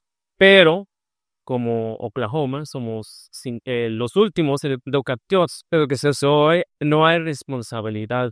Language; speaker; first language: Spanish; early bilingual, heritage; Spanish